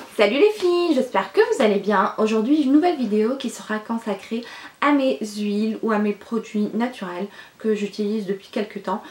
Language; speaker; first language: French; non-native, local second language; Arabic